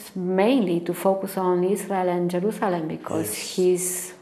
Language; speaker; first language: English; non-native, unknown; Romanian